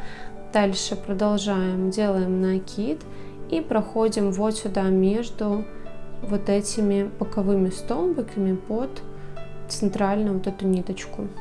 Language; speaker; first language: Russian; native; Russian